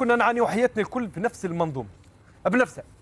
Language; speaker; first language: Arabic; native; Arabic